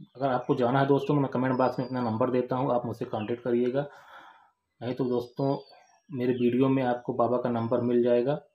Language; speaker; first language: Hindi; native; Hindi